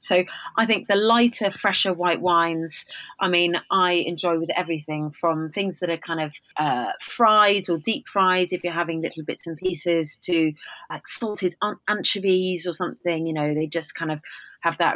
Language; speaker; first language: English; native; English